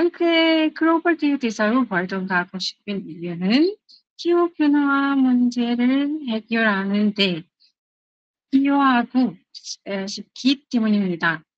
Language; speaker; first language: Korean; non-native, learner; Arabic